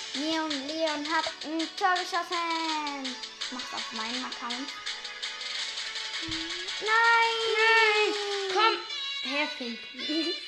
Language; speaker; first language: German; native; German